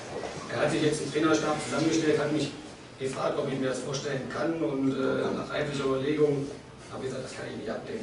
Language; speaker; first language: German; native; German